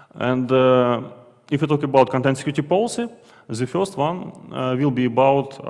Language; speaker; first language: English; non-native, fluent; Russian